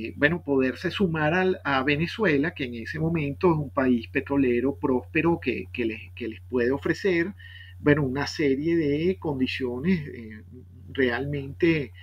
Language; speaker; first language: Spanish; native; Spanish